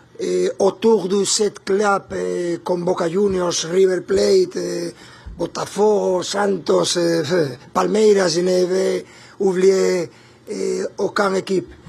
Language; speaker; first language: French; non-native, learner; Spanish